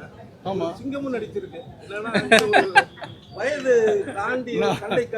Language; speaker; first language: Tamil; native; Tamil